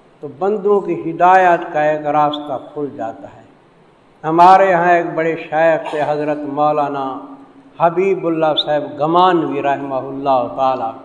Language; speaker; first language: Urdu; non-native, local second language; Saraiki